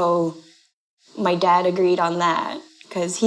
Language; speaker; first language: English; non-native, fluent; Japanese